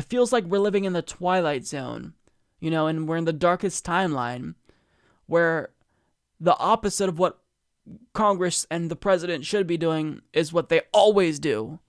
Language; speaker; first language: English; native; English